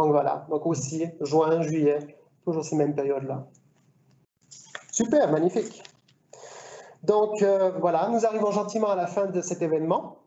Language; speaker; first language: French; native; French